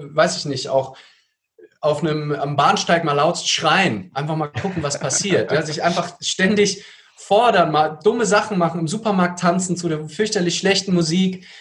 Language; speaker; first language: German; native; German